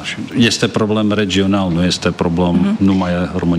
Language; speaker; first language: Romanian; non-native, fluent; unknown